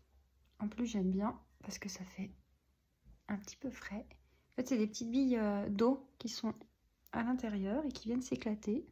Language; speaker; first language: French; native; French